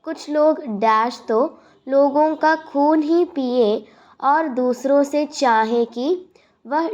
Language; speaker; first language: Hindi; non-native, local second language; Malayalam